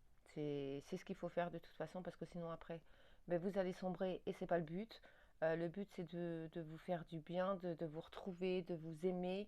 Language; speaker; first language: French; native; French